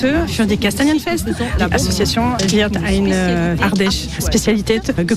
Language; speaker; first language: German; non-native, learner; French